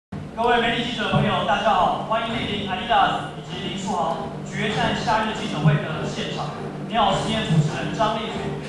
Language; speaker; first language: Chinese; native; Chinese